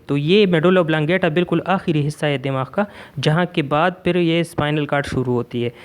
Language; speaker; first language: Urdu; non-native, local second language; Pashto